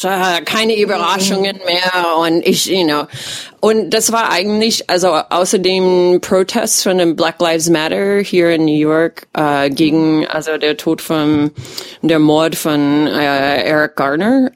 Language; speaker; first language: German; non-native, fluent; English